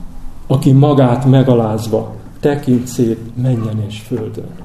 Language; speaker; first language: Hungarian; native; Hungarian